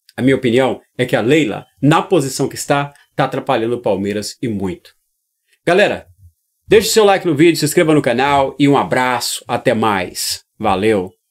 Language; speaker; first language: Portuguese; native; Portuguese